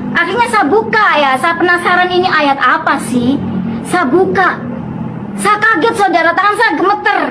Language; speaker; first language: Indonesian; non-native, local second language; Madurese